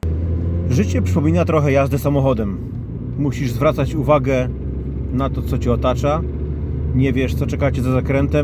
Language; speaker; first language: Polish; native; Polish